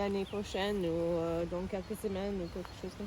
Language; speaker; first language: French; non-native, learner; English